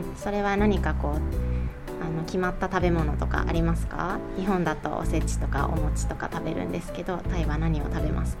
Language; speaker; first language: Japanese; native; Japanese